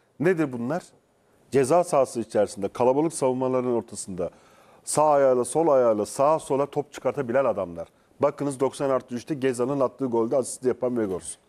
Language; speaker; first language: Turkish; native; Turkish